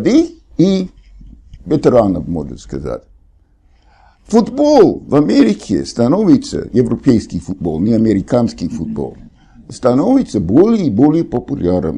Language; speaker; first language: Russian; non-native, fluent; English